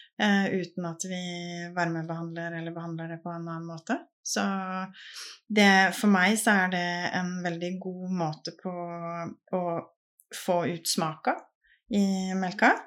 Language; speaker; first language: Norwegian; native; Norwegian